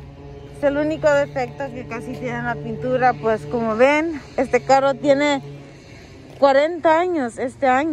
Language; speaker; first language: Spanish; early bilingual, heritage; Spanish